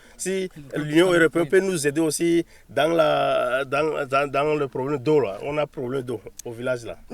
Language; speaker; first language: French; non-native, local second language; Fula